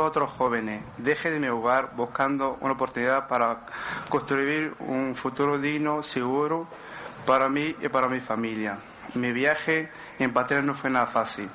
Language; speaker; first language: Spanish; non-native, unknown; Arabic